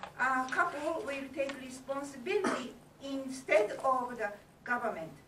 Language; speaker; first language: English; non-native, learner; Japanese